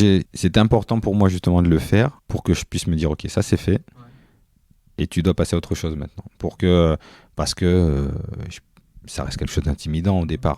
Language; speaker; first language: French; native; French